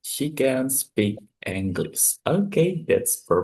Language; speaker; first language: English; non-native, fluent; Indonesian